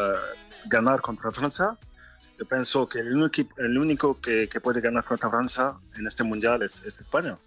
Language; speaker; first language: Spanish; non-native, fluent; French